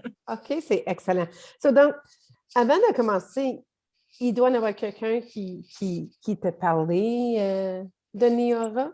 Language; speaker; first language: French; native; French